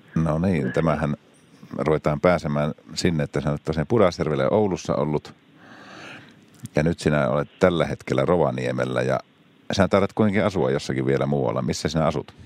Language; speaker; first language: Finnish; native; Finnish